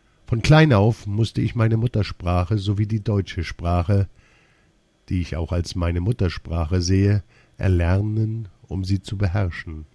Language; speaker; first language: German; early bilingual, other home language; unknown